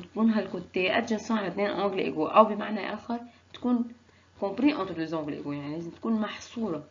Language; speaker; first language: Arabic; native; Arabic